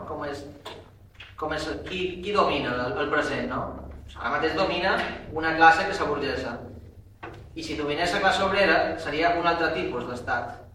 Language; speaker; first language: Catalan; native; Catalan